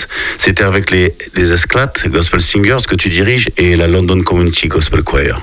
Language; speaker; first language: French; native; French